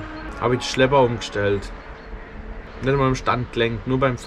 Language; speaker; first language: German; native; German